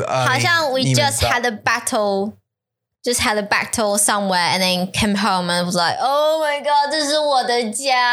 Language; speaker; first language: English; non-native, fluent; Chinese